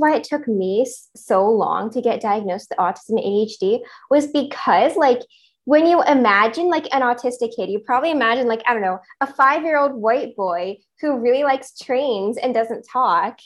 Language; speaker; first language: English; native; English